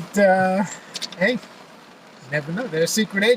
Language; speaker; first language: English; native; English